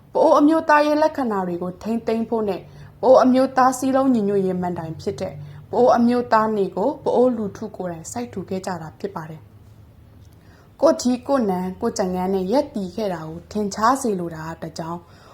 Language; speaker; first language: Burmese; non-native, local second language; Pa'o Karen